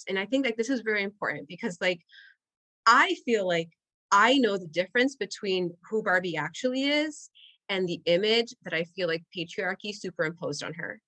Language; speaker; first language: English; non-native, fluent; Spanish